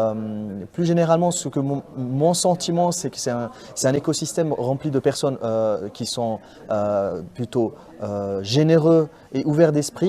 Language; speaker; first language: French; native; French